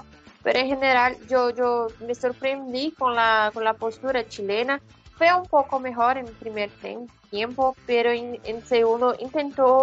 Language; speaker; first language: Spanish; non-native, fluent; Portuguese